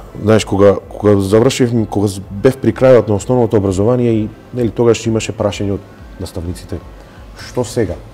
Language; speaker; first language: Macedonian; native; Macedonian